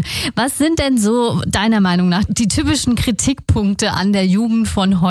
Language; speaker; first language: German; native; German